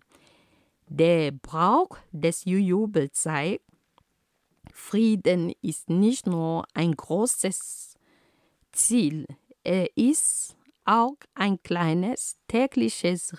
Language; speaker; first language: German; non-native, fluent; Ghomala